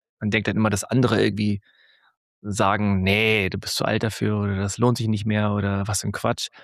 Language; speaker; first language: German; native; German